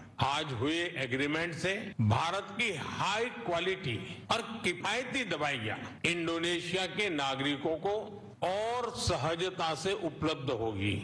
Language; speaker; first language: Hindi; non-native, local second language; Gujarati